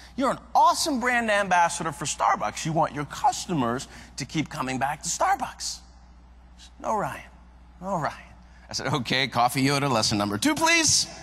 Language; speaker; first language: English; native; English